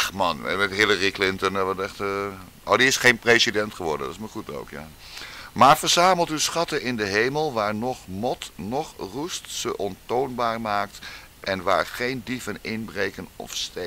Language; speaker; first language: Dutch; native; Dutch